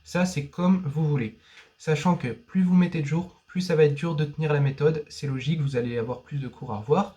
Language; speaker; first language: French; native; French